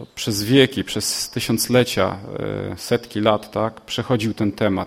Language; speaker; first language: Polish; native; Polish